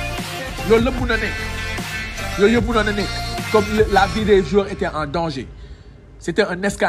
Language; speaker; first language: French; non-native, local second language; Wolof